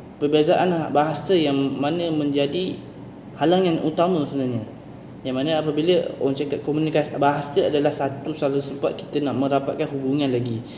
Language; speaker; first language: Malay; native; Malay